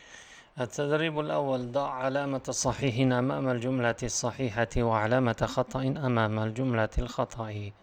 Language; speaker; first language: Arabic; non-native, fluent; Uzbek